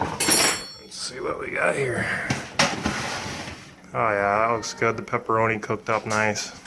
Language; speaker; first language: English; native; English